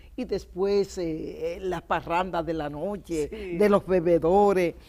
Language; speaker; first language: Spanish; native; Spanish